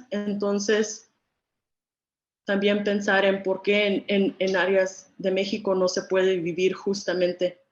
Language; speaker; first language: Spanish; early bilingual, other home language; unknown